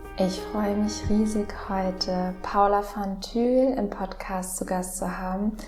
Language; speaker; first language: German; native; German